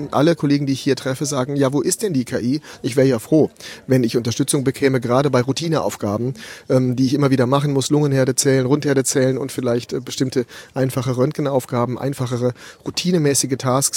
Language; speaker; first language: German; native; German